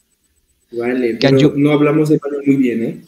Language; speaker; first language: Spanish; non-native, learner; French